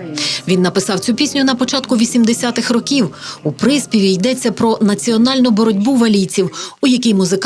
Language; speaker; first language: Ukrainian; native; Ukrainian